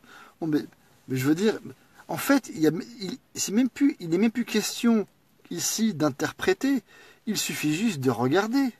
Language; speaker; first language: French; native; French